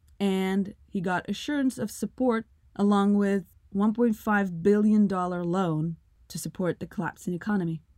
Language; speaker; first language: English; non-native, fluent; Russian